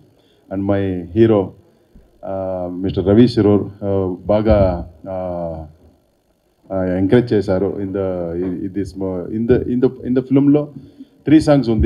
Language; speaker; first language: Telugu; non-native, learner; Kannada